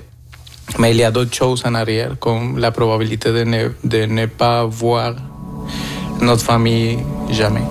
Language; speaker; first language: French; non-native, fluent; Spanish